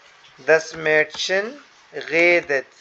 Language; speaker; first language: German; non-native, fluent; Hindi